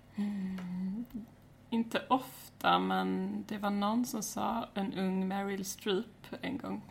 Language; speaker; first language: Swedish; native; Swedish